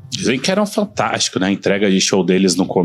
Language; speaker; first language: Portuguese; native; Portuguese